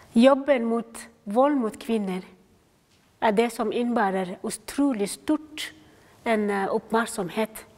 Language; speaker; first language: Norwegian; non-native, fluent; Somali